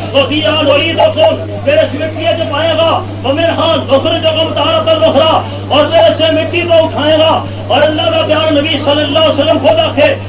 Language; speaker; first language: Urdu; non-native, local second language; Punjabi